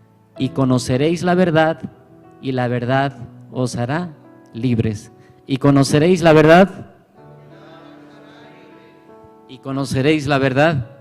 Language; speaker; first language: Spanish; native; Spanish